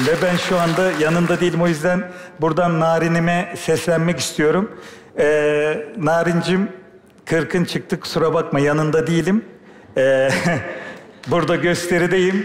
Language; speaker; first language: Turkish; native; Turkish